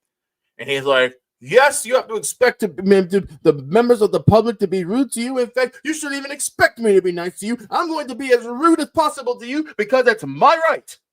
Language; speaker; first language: English; native; English